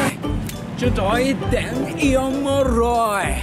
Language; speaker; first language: Vietnamese; non-native, learner; Japanese